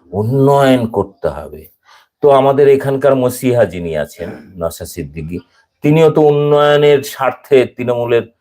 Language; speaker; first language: Bangla; native; Bangla